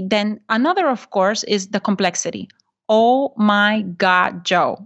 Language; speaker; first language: English; non-native, fluent; Spanish